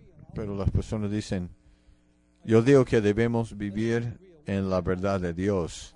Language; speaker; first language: Spanish; non-native, fluent; English